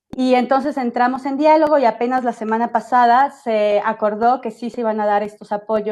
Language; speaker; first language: Spanish; native; Spanish